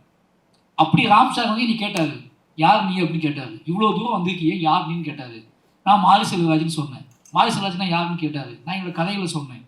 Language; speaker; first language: Tamil; native; Tamil